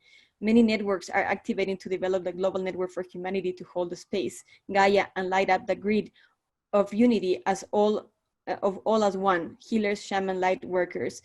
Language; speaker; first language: English; non-native, fluent; Spanish